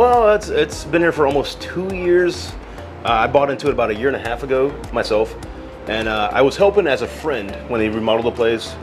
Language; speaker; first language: English; native; English